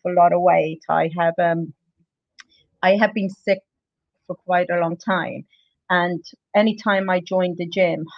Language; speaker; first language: English; native; English